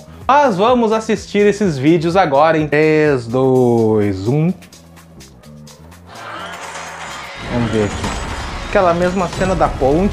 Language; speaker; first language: Portuguese; native; Portuguese